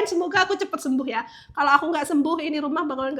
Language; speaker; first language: Indonesian; native; Indonesian